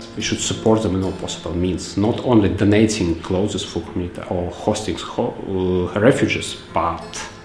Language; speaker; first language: English; non-native, fluent; Belarusian